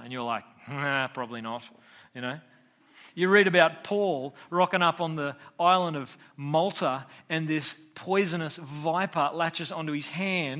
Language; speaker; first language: English; native; English